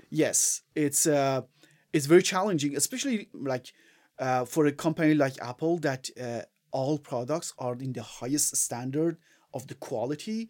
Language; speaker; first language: English; non-native, fluent; Persian